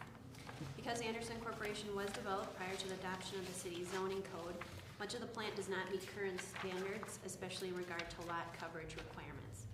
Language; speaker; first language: English; native; English